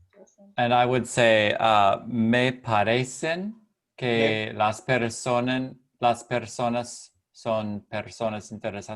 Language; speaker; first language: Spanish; non-native, learner; English